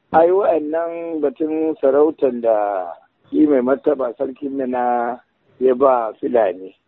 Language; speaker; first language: Hausa; non-native, local second language; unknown